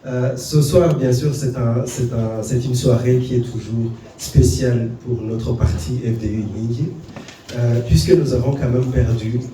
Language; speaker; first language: French; non-native, local second language; Kinyarwanda